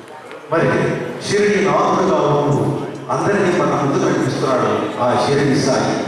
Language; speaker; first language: Telugu; native; Telugu